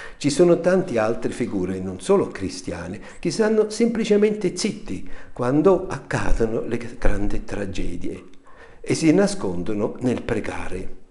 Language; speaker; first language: Italian; non-native, fluent; German